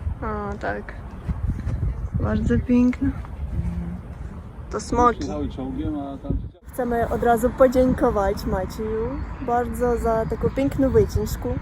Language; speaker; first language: Polish; non-native, learner; Ukrainian